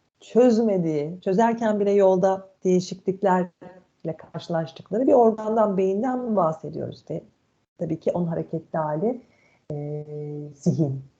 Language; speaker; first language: Turkish; native; Turkish